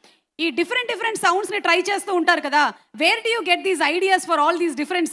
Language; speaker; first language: Telugu; native; Telugu